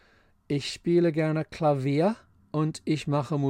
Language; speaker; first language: German; non-native, fluent; English